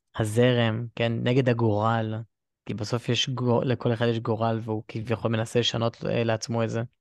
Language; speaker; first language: Hebrew; native; Hebrew